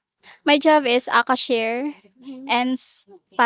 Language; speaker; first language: English; non-native, local second language; Bikol